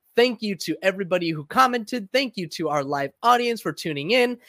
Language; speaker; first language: English; early bilingual, other home language; Spanish